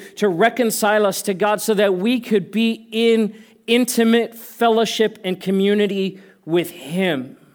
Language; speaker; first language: English; native; English